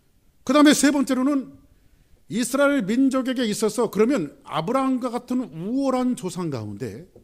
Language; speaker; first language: Korean; native; Korean